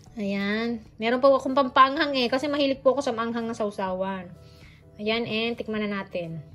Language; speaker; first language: Filipino; native; Filipino